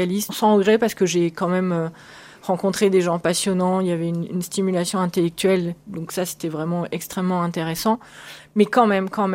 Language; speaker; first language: French; native; French